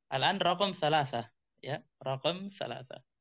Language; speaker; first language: Arabic; non-native, fluent; Indonesian